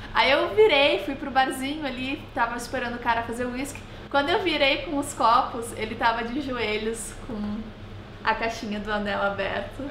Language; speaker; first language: Portuguese; native; Portuguese